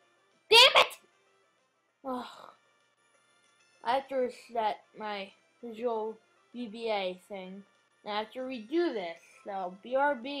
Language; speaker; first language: English; native; English